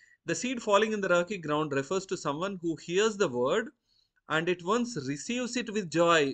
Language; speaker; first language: English; non-native, local second language; Telugu